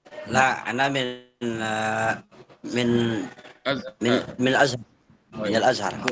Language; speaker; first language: Arabic; non-native, fluent; Indonesian